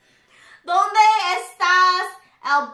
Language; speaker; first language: Spanish; non-native, learner; English